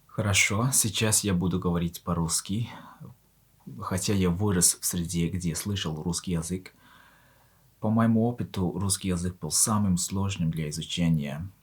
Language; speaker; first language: Russian; non-native, fluent; Mongolian